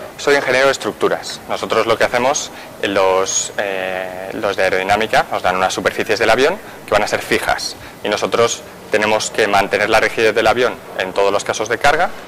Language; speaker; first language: Spanish; native; Spanish